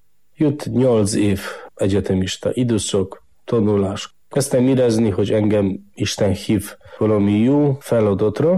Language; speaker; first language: Hungarian; non-native, fluent; Polish